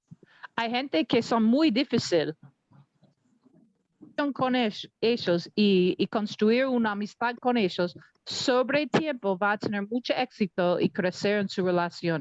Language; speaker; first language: Spanish; non-native, learner; English